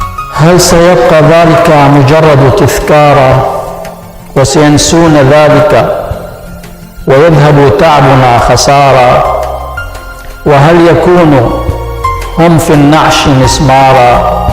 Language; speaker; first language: Arabic; native; Arabic